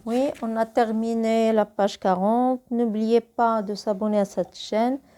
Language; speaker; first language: French; non-native, local second language; Arabic